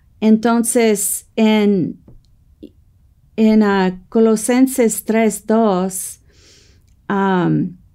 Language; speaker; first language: Spanish; non-native, fluent; English